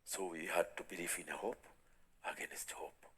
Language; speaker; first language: English; non-native, local second language; Swahili